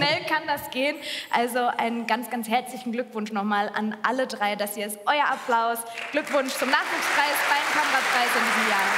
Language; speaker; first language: German; native; German